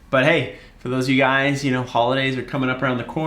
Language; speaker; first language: English; native; English